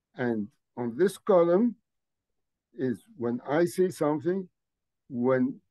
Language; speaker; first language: English; non-native, fluent; Arabic